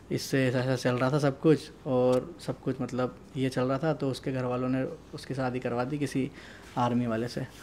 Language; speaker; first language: Hindi; native; Hindi